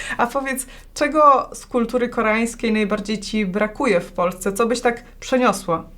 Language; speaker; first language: Polish; native; Polish